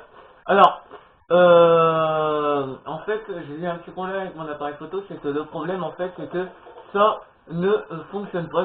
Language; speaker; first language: French; native; French